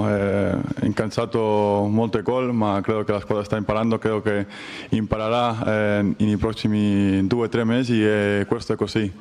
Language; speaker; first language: Italian; non-native, learner; Spanish